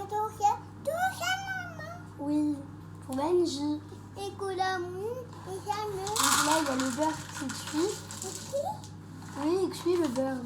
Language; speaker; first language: French; native; French